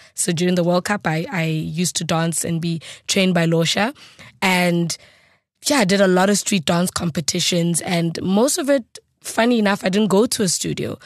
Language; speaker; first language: English; non-native, local second language; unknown